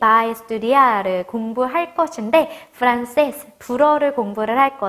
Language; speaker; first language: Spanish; non-native, fluent; Korean